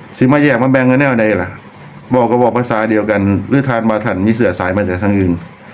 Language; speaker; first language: Thai; non-native, local second language; Lao